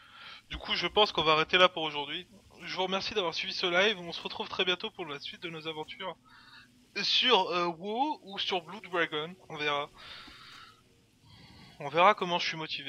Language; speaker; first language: French; native; French